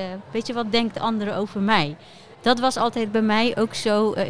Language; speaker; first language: Dutch; non-native, fluent; Persian